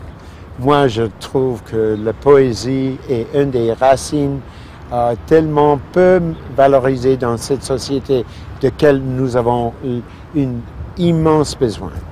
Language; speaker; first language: French; non-native, fluent; English